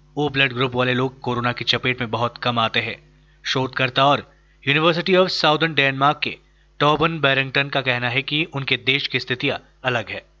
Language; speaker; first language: Hindi; native; Hindi